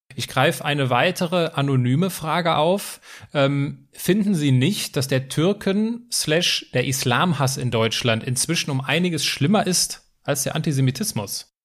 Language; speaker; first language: German; native; German